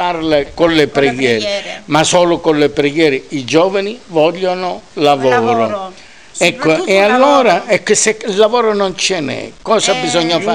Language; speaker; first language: Italian; native; Italian